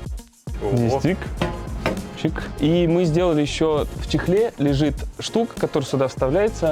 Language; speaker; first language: Russian; native; Russian